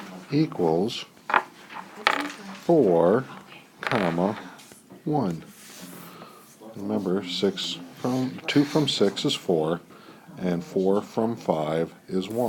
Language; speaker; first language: English; native; English